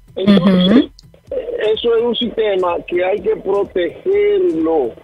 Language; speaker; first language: Spanish; native; Spanish